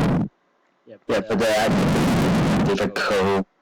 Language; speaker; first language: English; non-native, learner; Chinese